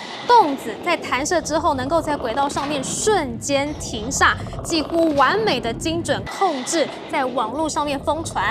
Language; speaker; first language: Chinese; native; Chinese